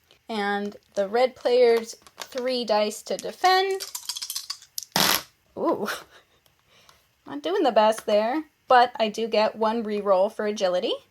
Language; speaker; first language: English; native; English